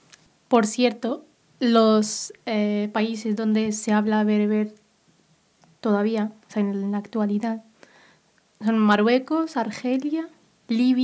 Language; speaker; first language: Spanish; non-native, local second language; Berber languages